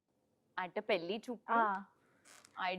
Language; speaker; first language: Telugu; non-native, learner; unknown